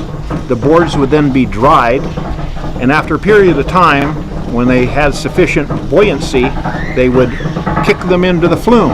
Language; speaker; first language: English; native; English